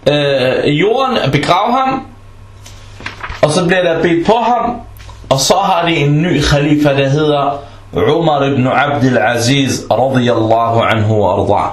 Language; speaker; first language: Danish; non-native, fluent; Arabic